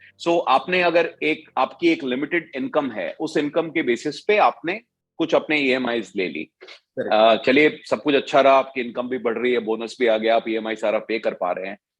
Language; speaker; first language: Hindi; native; Hindi